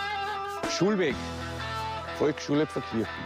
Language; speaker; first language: German; native; German